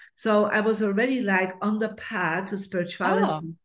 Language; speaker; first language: English; non-native, fluent; Dutch